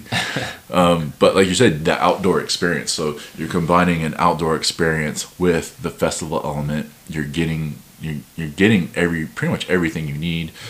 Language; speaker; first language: English; native; English